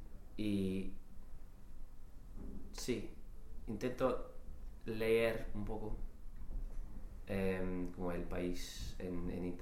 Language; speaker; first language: Spanish; non-native, learner; English